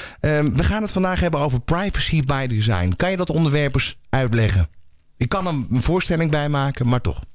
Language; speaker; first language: Dutch; native; Dutch